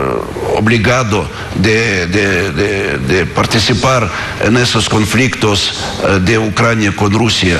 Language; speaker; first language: Spanish; non-native, fluent; Russian